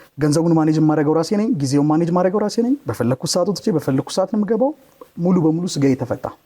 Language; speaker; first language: Amharic; native; Amharic